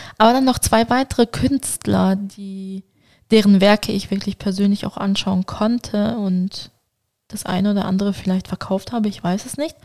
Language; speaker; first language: German; early bilingual, other home language; Turkish